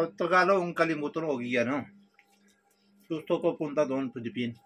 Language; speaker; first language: Filipino; non-native, learner; Urdu